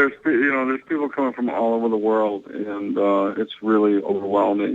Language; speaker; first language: English; native; English